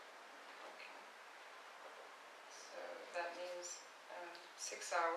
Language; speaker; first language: English; non-native, fluent; Turkish